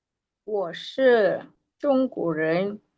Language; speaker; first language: Chinese; non-native, learner; Indonesian